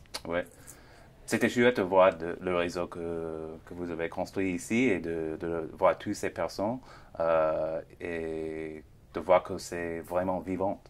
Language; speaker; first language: French; non-native, fluent; English